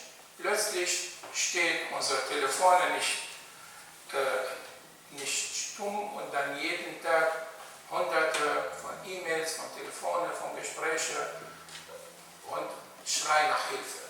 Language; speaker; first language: German; non-native, fluent; Arabic